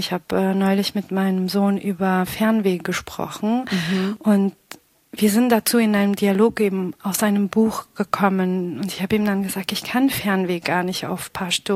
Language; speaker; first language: German; early bilingual, other home language; Pashto